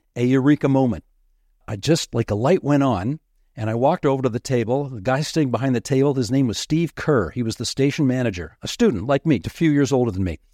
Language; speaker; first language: English; native; English